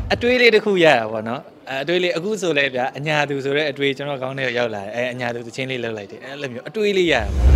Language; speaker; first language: Burmese; native; Burmese